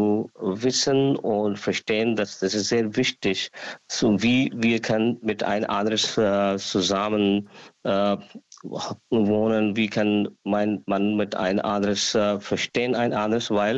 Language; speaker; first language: German; non-native, learner; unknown